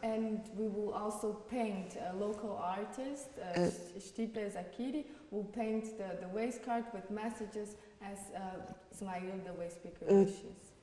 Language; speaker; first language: English; non-native, fluent; Portuguese